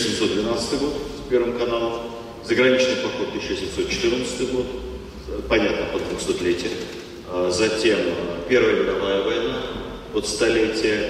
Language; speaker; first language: Russian; native; Russian